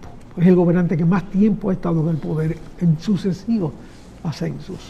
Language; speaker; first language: Spanish; native; Spanish